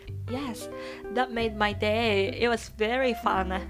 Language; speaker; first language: English; non-native, fluent; Japanese